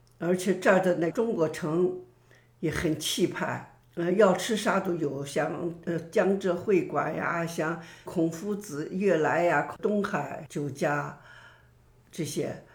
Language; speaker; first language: Chinese; native; Chinese